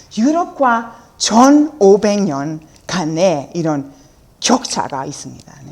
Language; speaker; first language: Korean; non-native, learner; German